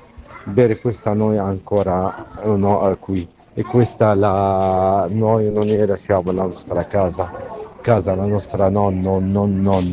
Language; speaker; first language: Italian; non-native, learner; Arabic